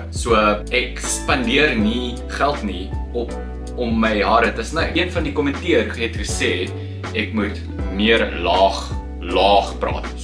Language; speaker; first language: Afrikaans; non-native, learner; Korean